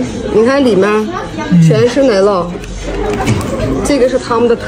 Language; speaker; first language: Chinese; non-native, fluent; Russian